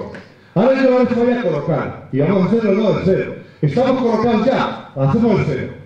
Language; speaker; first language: Spanish; native; Spanish